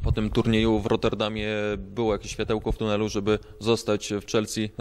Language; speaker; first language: Polish; native; Polish